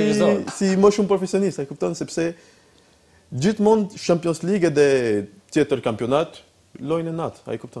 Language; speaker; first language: Albanian; non-native, learner; French